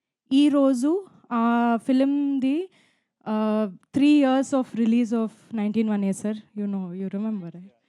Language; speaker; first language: Telugu; non-native, fluent; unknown